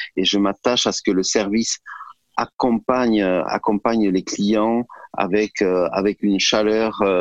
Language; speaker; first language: French; native; French